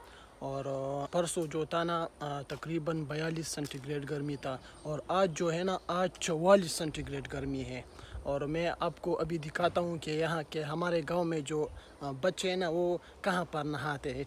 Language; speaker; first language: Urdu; non-native, local second language; Pashto